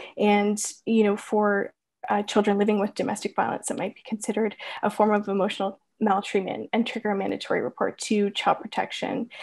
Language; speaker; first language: English; native; English